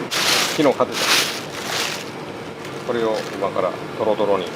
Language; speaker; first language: Japanese; native; Japanese